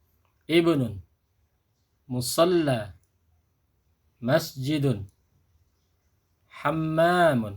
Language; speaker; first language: Arabic; non-native, fluent; Indonesian